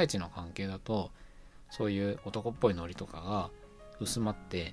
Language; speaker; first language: Japanese; native; Japanese